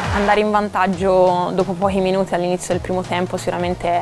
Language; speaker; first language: Italian; native; Italian